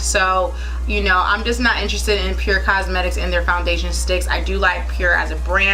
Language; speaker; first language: English; native; English